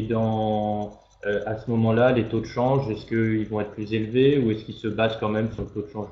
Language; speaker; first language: French; native; French